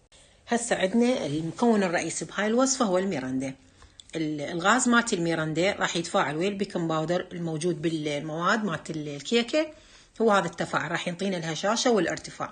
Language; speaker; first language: Arabic; native; Arabic